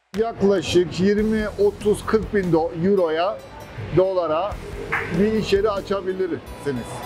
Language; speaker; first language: Turkish; early bilingual, heritage; Turkish